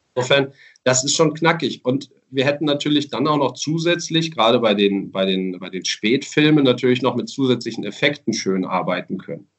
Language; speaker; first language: German; native; German